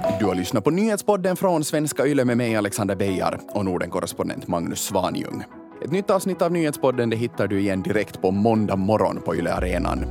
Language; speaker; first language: Swedish; native; Swedish